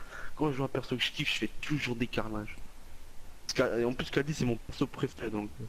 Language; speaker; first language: French; native; French